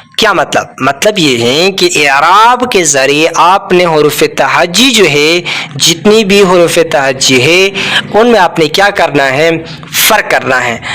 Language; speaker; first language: Urdu; non-native, local second language; Pashto